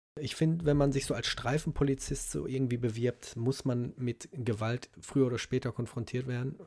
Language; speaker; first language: German; native; German